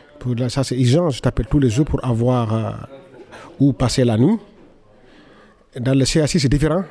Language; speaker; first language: French; non-native, local second language; Fula